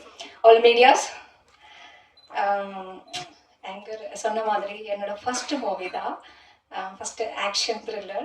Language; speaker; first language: Tamil; non-native, learner; Malayalam